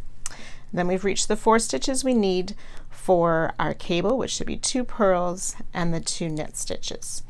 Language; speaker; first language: English; native; English